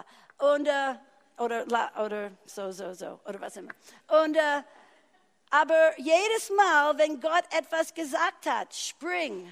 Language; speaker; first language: German; non-native, fluent; English